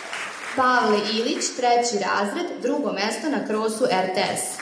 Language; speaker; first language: Serbian; native; Serbian